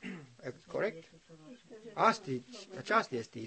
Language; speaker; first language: Romanian; non-native, learner; English